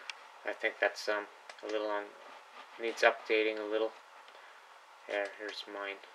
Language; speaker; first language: English; native; English